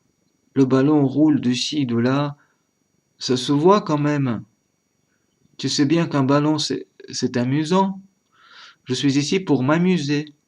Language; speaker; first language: French; non-native, learner; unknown